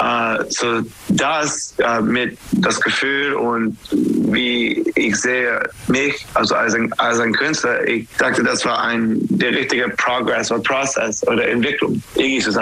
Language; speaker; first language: German; non-native, fluent; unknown